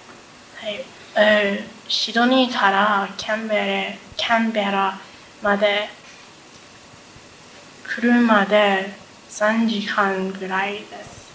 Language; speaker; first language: Japanese; non-native, learner; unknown